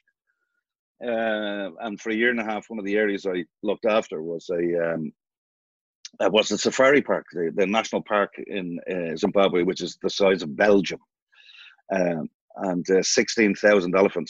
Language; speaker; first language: English; native; English